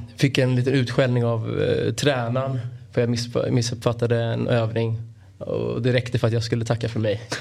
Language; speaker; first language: Swedish; native; Swedish